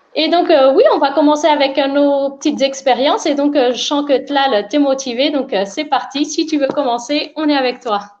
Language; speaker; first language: French; native; French